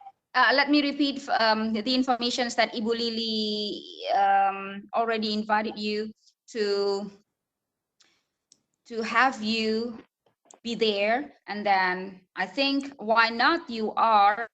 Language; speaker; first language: English; non-native, fluent; Indonesian